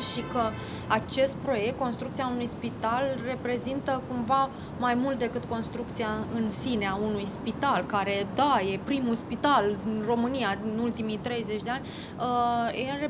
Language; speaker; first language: Romanian; native; Romanian